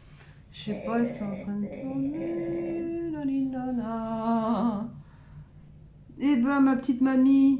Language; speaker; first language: French; native; French